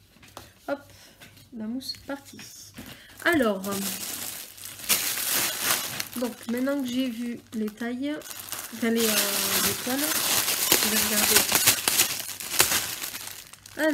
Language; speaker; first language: French; native; French